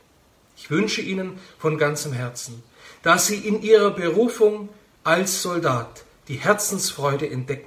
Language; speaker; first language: German; native; German